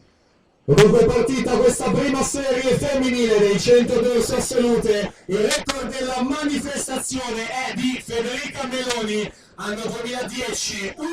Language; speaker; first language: Italian; native; Italian